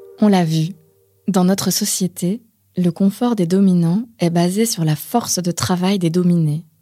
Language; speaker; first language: French; native; French